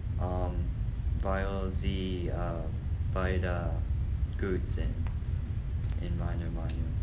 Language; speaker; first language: German; non-native, learner; English